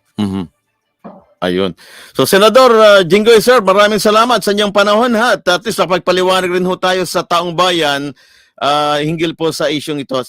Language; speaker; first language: Filipino; native; Filipino